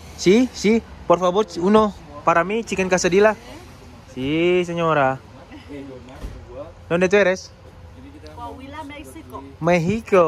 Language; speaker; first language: Spanish; non-native, learner; Indonesian